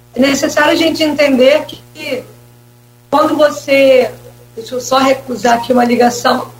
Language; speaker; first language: Portuguese; native; Portuguese